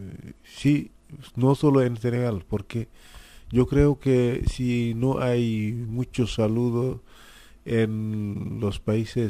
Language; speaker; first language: Spanish; non-native, fluent; Wolof